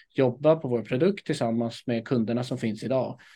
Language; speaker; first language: Swedish; native; Swedish